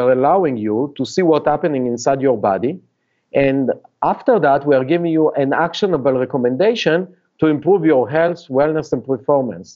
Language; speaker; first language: English; non-native, fluent; Hebrew